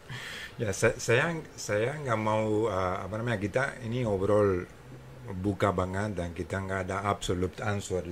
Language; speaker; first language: Indonesian; non-native, fluent; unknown